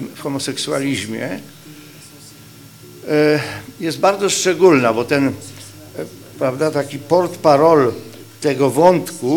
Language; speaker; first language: Polish; native; Polish